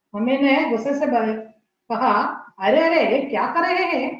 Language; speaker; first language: Hindi; non-native, local second language; Malayalam